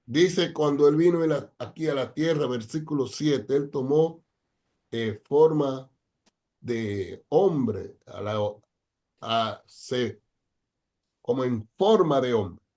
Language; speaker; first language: Spanish; non-native, fluent; English